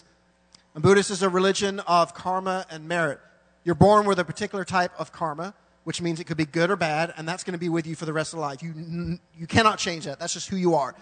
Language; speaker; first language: English; native; English